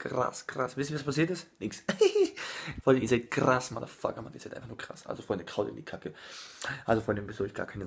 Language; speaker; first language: German; non-native, fluent; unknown